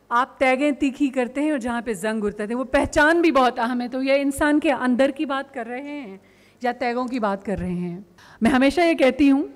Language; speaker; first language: Urdu; non-native, local second language; Sindhi